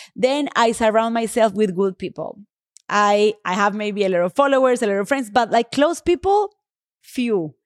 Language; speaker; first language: English; non-native, fluent; Spanish